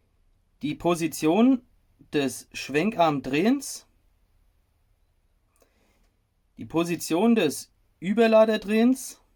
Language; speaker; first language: German; native; German